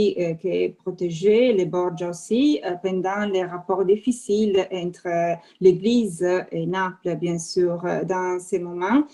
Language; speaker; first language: French; non-native, fluent; Italian